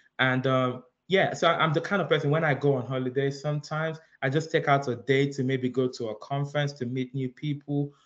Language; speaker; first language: English; early bilingual, other home language; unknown